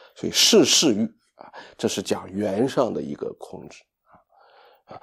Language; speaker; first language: Chinese; native; Chinese